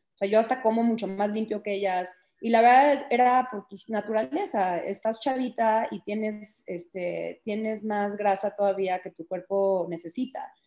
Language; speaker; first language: Spanish; early bilingual, heritage; Spanish